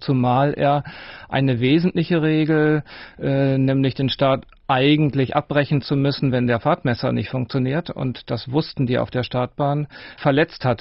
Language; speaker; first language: German; native; German